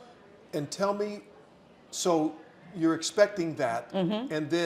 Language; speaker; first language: English; native; English